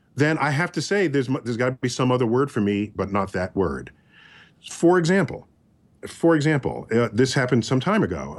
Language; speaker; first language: English; native; English